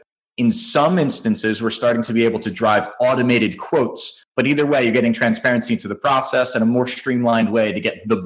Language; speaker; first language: English; native; English